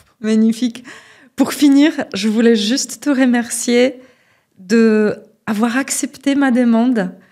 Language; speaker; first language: French; non-native, fluent; Polish